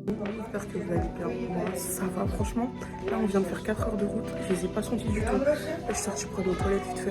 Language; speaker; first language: French; native; French